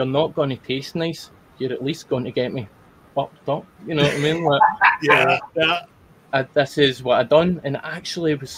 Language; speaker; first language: English; native; English